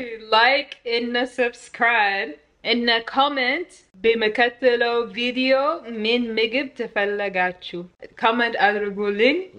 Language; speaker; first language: Amharic; non-native, learner; Arabic